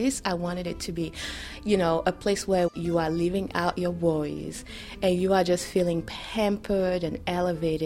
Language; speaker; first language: English; non-native, fluent; French